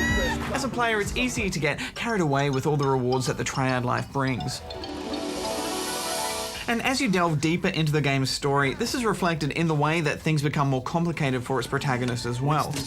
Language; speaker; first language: English; native; English